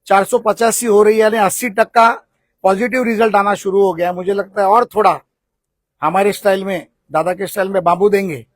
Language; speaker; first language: Hindi; non-native, local second language; Marathi